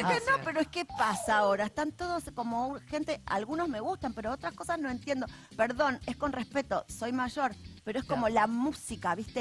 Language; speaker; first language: Spanish; native; Spanish